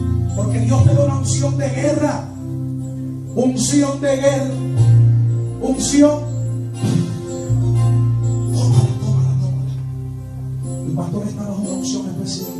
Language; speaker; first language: Spanish; native; Spanish